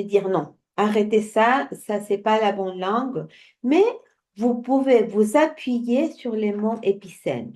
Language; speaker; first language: French; non-native, fluent; Spanish